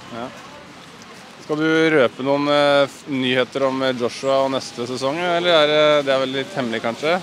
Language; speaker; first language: Norwegian; native; Norwegian